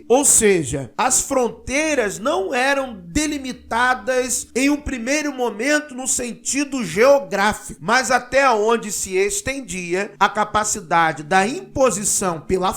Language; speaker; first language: Portuguese; native; Portuguese